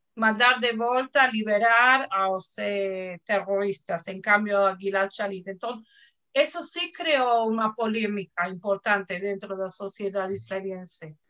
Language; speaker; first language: Portuguese; non-native, fluent; Hebrew